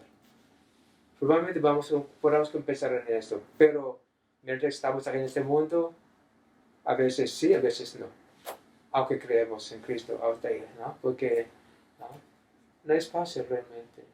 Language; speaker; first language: Spanish; non-native, fluent; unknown